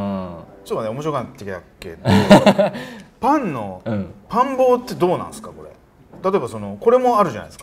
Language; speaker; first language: Japanese; native; Japanese